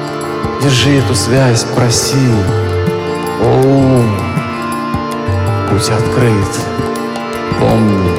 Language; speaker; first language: Russian; native; Russian